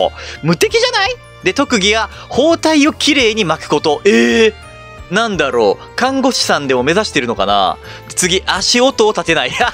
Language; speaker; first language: Japanese; native; Japanese